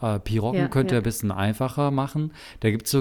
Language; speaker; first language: German; native; German